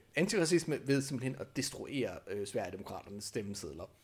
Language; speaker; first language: Danish; native; Danish